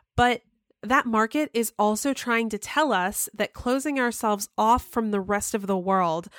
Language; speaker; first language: English; native; English